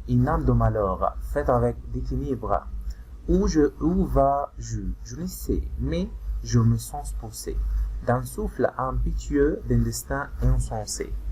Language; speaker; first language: French; non-native, fluent; Arabic